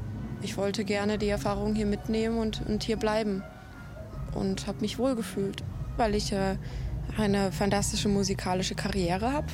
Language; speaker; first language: German; native; German